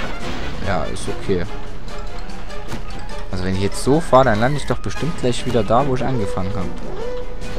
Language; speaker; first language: German; native; German